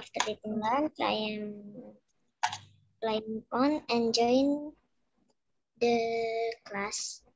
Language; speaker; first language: English; non-native, local second language; Indonesian